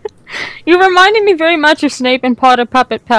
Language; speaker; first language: English; native; English